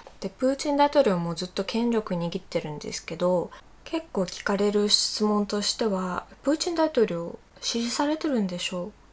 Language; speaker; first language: Japanese; non-native, fluent; Russian